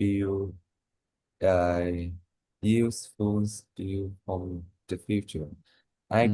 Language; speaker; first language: English; non-native, learner; Vietnamese